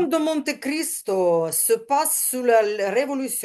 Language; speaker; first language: French; non-native, learner; Ukrainian